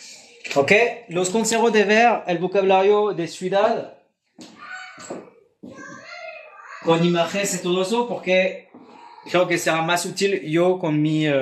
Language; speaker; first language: Spanish; non-native, fluent; French